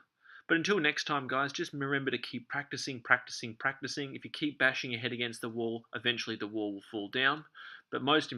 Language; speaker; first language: English; native; English